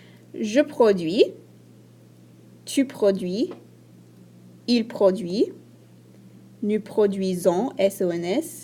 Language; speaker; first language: French; non-native, fluent; English